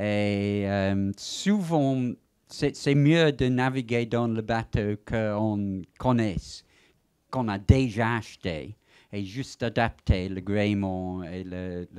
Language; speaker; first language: French; non-native, fluent; English